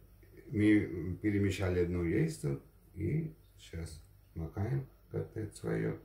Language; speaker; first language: Russian; non-native, learner; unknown